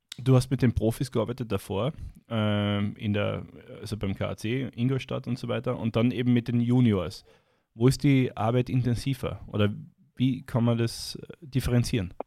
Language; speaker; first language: German; native; German